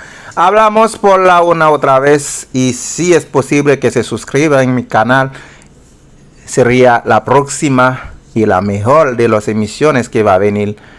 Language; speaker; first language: Spanish; non-native, fluent; Haitian Creole